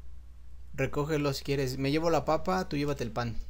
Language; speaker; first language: Spanish; native; Spanish